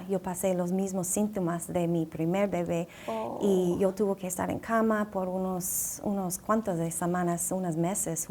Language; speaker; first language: Spanish; non-native, fluent; English